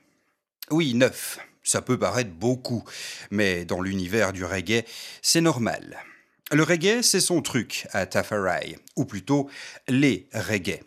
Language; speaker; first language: French; native; French